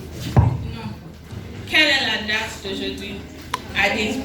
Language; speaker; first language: French; non-native, learner; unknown